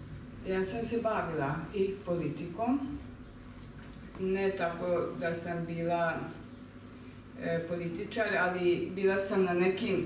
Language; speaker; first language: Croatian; non-native, local second language; Hungarian